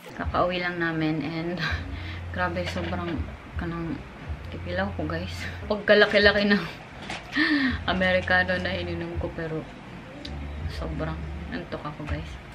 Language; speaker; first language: Filipino; non-native, local second language; Cebuano